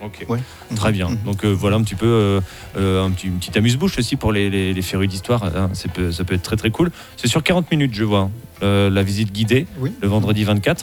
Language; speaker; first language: French; native; French